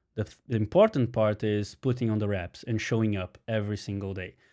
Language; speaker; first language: English; non-native, fluent; Portuguese